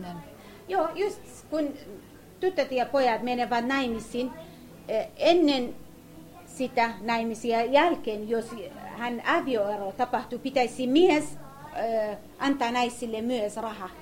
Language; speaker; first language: Finnish; non-native, learner; Kurdish